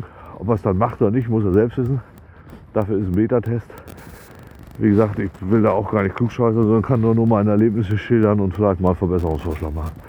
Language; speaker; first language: German; native; German